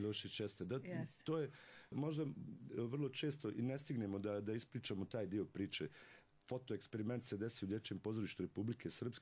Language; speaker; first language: Serbian; native; Serbian